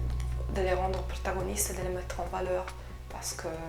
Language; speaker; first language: French; non-native, fluent; Italian